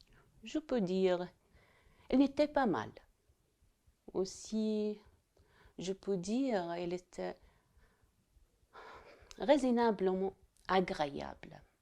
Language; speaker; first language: French; non-native, fluent; Arabic